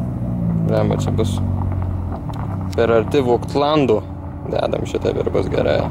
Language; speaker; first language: Lithuanian; native; Lithuanian